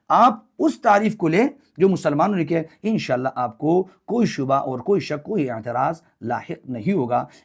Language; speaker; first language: Urdu; non-native, local second language; Pashto